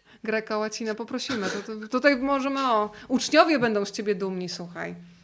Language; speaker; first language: Polish; native; Polish